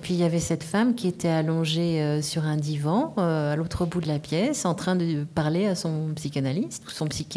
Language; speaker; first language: French; native; French